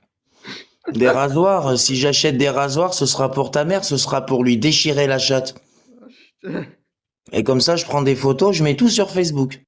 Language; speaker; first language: French; native; French